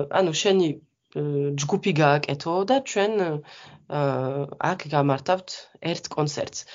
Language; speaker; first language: Georgian; non-native, fluent; French